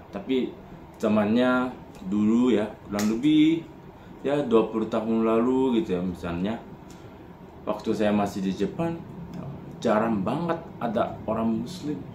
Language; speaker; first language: Indonesian; non-native, fluent; Japanese